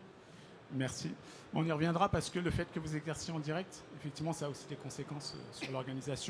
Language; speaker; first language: French; native; French